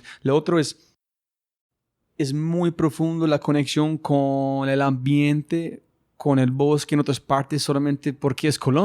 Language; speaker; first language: Spanish; non-native, fluent; English